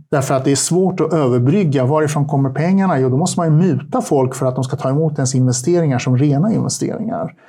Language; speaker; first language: Swedish; early bilingual, other home language; Turkish